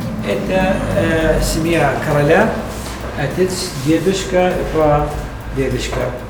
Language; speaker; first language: Russian; non-native, fluent; Arabic